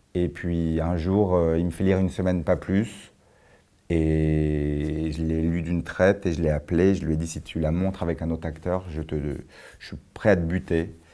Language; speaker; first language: French; native; French